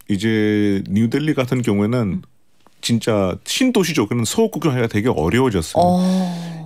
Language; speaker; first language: Korean; non-native, fluent; Hindi